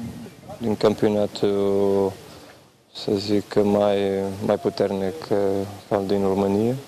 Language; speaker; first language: Romanian; non-native, learner; Portuguese